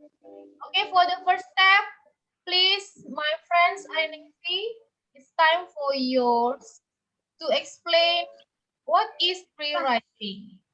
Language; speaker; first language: English; non-native, fluent; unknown